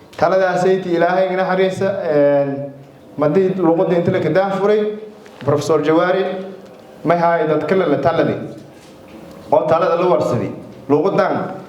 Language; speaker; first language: Somali; non-native, local second language; Maay